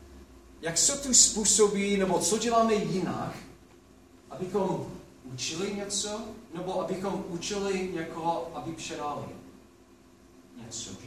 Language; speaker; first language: Czech; non-native, fluent; English